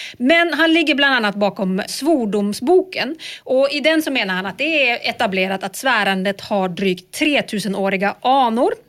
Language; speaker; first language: Swedish; native; Swedish